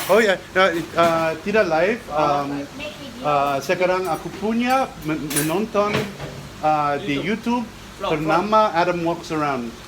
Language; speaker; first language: Indonesian; non-native, learner; English